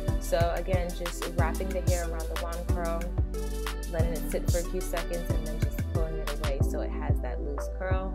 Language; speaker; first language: English; native; English